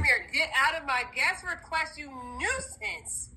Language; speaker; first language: English; native; English